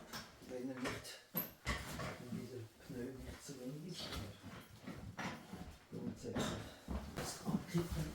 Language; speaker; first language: German; native; German